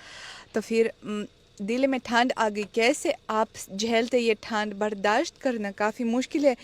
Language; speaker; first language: Hindi; non-native, fluent; Russian